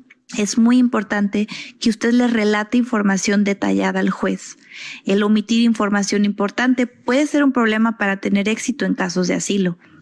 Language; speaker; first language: Spanish; native; Spanish